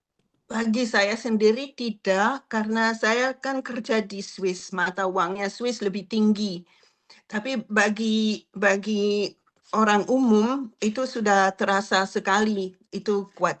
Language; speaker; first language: Indonesian; non-native, fluent; French